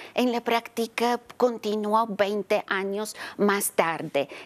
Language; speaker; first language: Spanish; non-native, fluent; Bulgarian